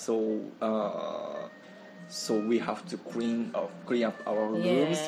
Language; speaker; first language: English; non-native, learner; Japanese